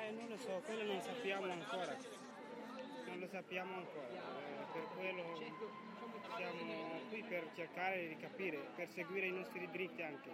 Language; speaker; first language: Italian; non-native, learner; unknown